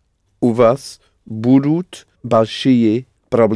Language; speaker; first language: Russian; non-native, learner; English